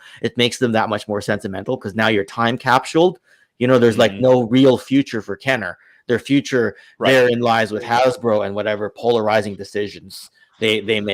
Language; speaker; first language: English; native; English